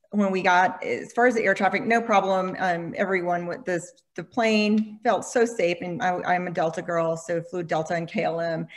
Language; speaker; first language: English; native; English